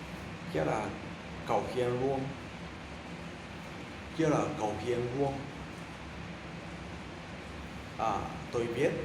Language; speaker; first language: Vietnamese; non-native, learner; Japanese